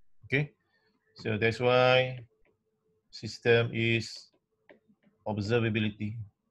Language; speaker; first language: English; non-native, local second language; Malay